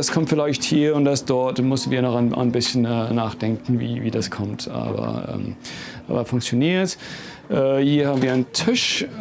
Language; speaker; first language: German; non-native, fluent; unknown